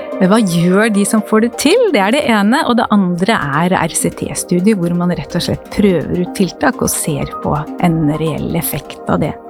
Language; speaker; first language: Norwegian; native; Norwegian